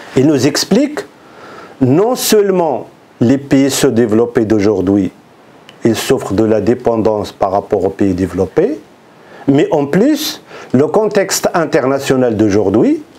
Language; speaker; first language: French; non-native, local second language; Arabic